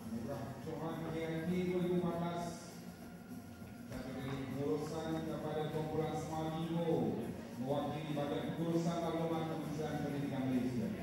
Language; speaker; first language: Malay; native; Malay